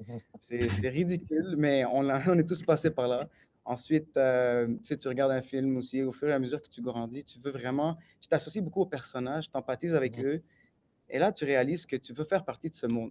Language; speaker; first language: French; native; French